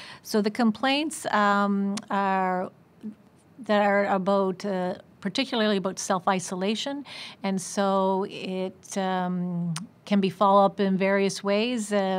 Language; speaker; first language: English; native; English